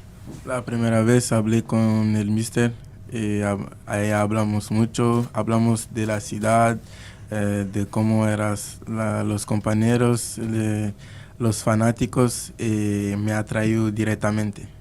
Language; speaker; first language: Spanish; non-native, learner; Portuguese